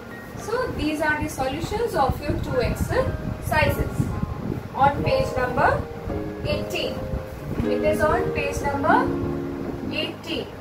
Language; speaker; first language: English; non-native, local second language; Hindi